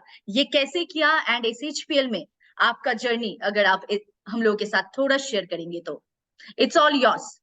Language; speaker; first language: Hindi; native; Hindi